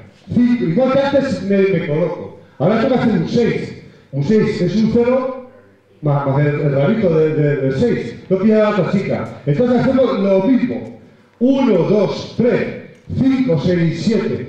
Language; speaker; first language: Spanish; native; Spanish